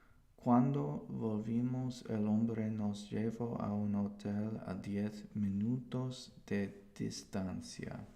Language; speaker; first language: Spanish; non-native, learner; English